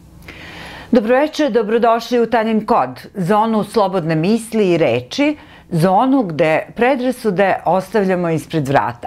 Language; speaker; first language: Serbian; native; Serbian